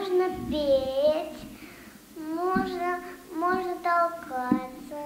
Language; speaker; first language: Russian; early bilingual, heritage; Russian